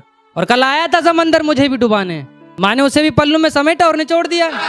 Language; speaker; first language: Hindi; native; Hindi